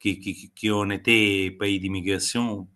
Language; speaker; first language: French; non-native, fluent; Italian